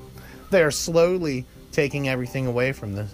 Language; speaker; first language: English; native; English